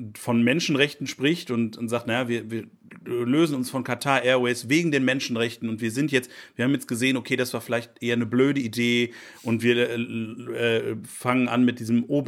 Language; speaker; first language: German; native; German